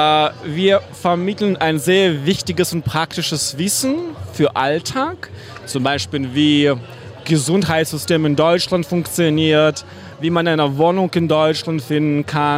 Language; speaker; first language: German; non-native, fluent; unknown